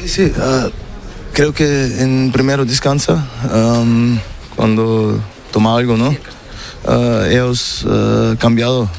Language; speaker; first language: Spanish; non-native, learner; German